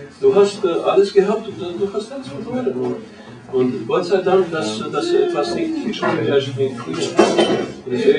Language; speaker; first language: German; non-native, learner; Croatian